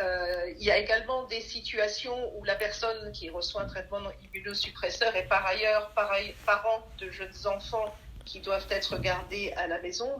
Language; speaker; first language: French; native; French